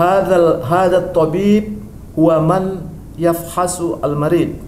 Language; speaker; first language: Arabic; non-native, learner; Indonesian